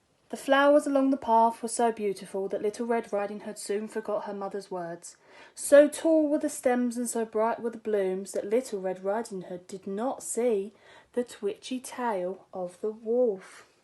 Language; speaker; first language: English; native; English